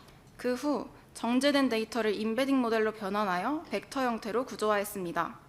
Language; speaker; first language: Korean; native; Korean